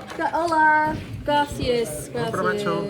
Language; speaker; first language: Spanish; non-native, learner; English